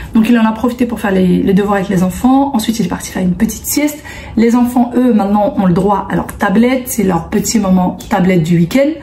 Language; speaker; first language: French; early bilingual, other home language; Arabic